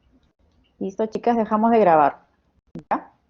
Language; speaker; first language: Spanish; native; Spanish